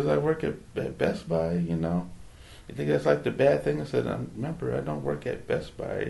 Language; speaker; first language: English; native; English